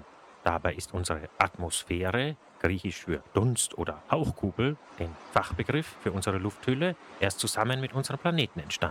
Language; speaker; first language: German; native; German